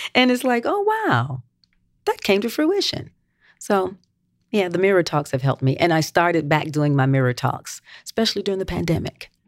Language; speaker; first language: English; native; English